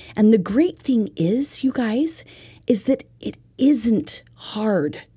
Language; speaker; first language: English; native; English